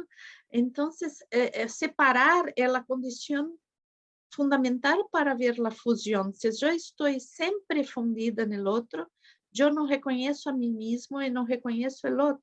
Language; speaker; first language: Spanish; non-native, fluent; Portuguese